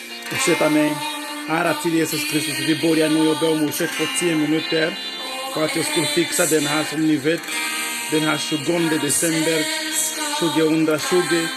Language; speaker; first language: Swedish; non-native, fluent; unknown